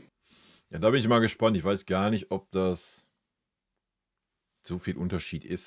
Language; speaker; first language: German; native; German